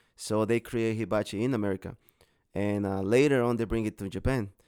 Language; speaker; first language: English; non-native, learner; Spanish